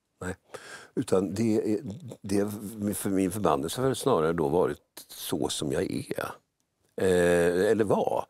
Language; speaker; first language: Swedish; native; Swedish